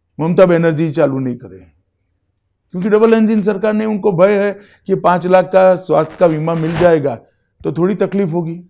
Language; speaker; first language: Hindi; non-native, local second language; Gujarati